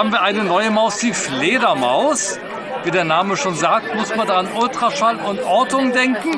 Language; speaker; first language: German; native; German